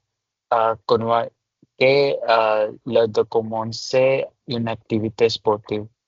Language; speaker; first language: French; non-native, learner; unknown